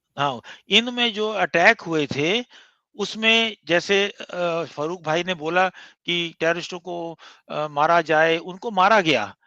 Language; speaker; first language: Hindi; non-native, local second language; Punjabi